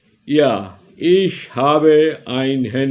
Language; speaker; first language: German; non-native, learner; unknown